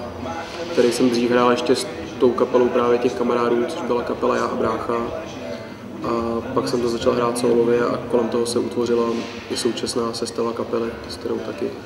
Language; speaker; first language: Czech; native; Czech